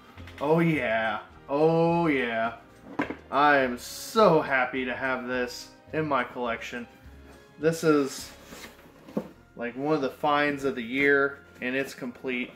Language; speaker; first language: English; native; English